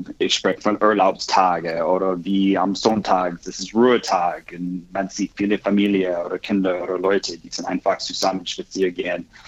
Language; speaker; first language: German; non-native, learner; English